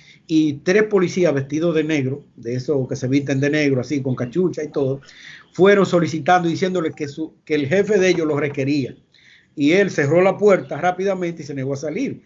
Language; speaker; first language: Spanish; native; Spanish